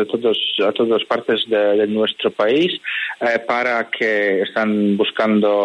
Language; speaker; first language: Spanish; non-native, fluent; Polish